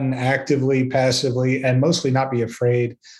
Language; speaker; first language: English; native; English